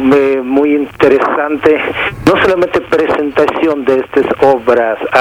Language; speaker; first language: Spanish; non-native, fluent; Russian